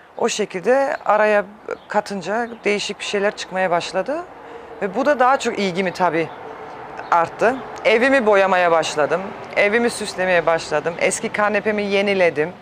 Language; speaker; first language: Turkish; early bilingual, heritage; Turkish